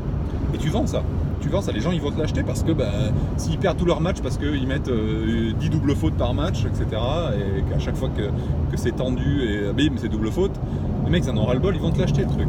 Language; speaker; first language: French; native; French